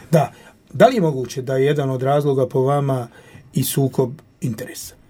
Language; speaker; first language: Croatian; native; Croatian